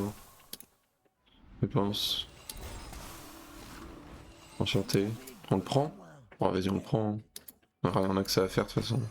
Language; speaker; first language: French; native; French